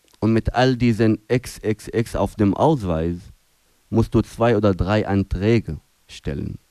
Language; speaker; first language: German; non-native, fluent; Arabic